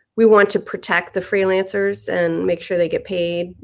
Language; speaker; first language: English; native; English